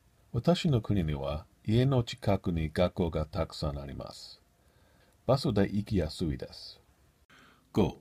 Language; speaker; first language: Japanese; non-native, learner; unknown